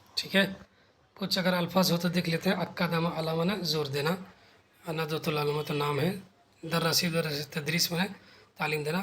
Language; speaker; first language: Urdu; native; Urdu